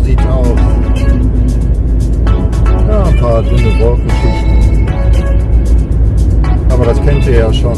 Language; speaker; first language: German; native; German